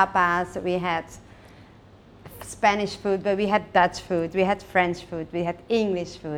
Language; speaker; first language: English; non-native, fluent; Dutch